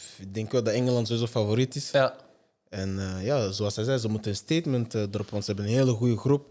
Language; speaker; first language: Dutch; native; Dutch